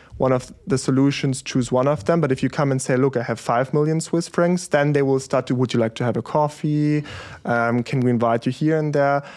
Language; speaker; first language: English; early bilingual, other home language; German